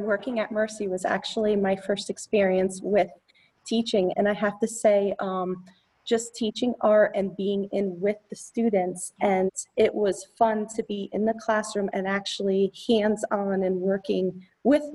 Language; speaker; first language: English; native; English